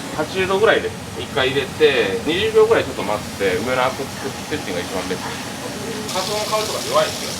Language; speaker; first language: Japanese; native; Japanese